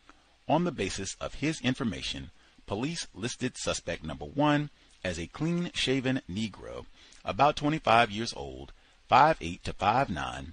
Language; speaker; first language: English; native; English